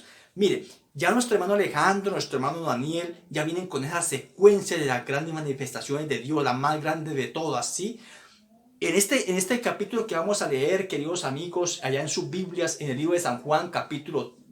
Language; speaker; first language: Spanish; native; Spanish